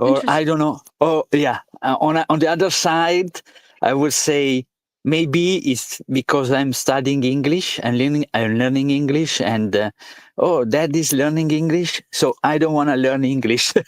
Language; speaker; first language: English; non-native, learner; Italian